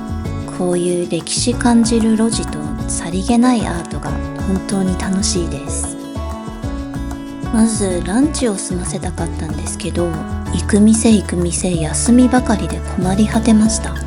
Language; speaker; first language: Japanese; native; Japanese